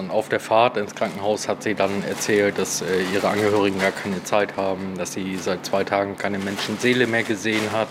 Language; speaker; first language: German; native; German